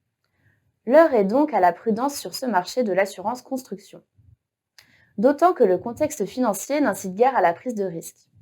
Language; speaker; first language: French; native; French